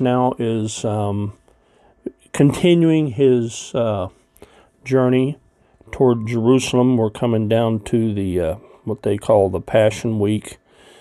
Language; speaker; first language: English; native; English